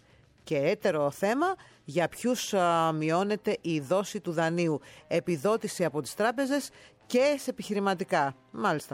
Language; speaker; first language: Greek; native; Greek